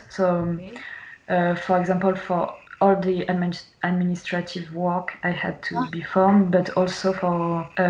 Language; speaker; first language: English; non-native, fluent; French